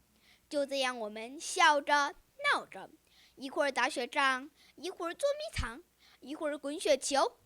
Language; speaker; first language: Chinese; early bilingual, heritage; Chinese